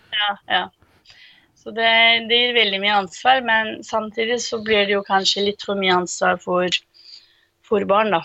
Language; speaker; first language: Norwegian; early bilingual, other home language; Turkish